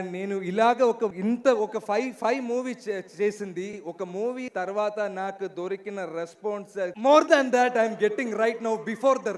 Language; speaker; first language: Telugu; non-native, learner; Malayalam